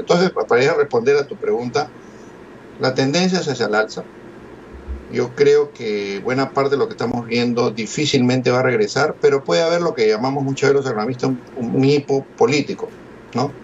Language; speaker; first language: Spanish; native; Spanish